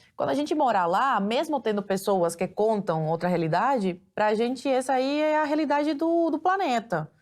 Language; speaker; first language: Portuguese; early bilingual, other home language; Spanish